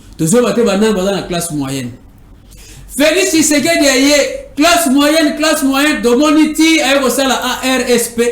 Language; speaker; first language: Lingala; native; Lingala